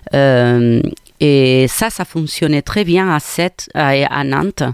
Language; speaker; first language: French; non-native, fluent; Spanish